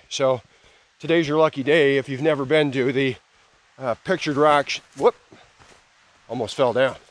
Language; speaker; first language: English; native; English